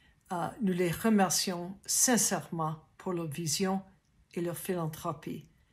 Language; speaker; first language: French; non-native, learner; English